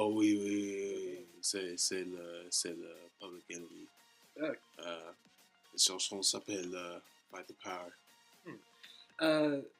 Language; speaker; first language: French; non-native, learner; English